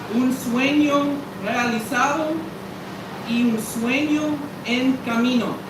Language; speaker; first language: Spanish; early bilingual, heritage; Spanish